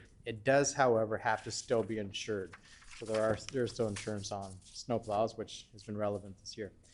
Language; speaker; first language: English; native; English